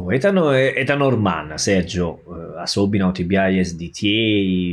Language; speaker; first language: Russian; non-native, learner; Italian